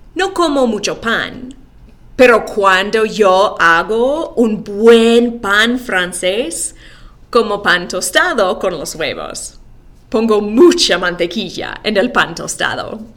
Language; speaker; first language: Spanish; non-native, fluent; English